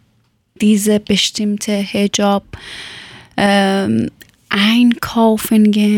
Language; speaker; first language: German; non-native, learner; Persian